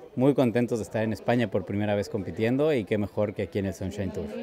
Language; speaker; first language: Spanish; native; Spanish